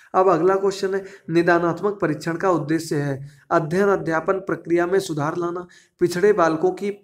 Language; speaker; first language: Hindi; native; Hindi